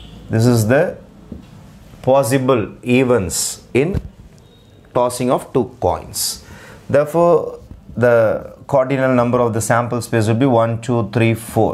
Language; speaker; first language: English; non-native, local second language; Tamil